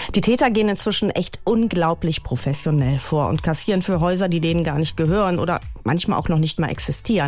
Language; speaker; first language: German; native; German